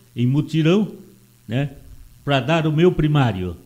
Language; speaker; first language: Portuguese; non-native, local second language; Italian